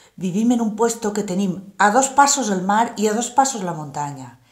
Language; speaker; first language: Spanish; non-native, local second language; Catalan